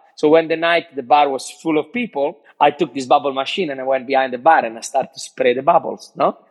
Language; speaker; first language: English; non-native, fluent; Italian